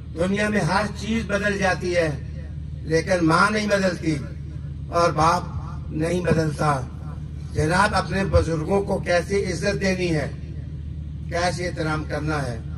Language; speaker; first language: Urdu; non-native, local second language; Punjabi